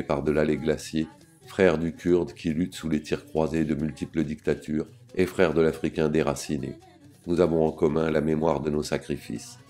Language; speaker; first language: French; native; French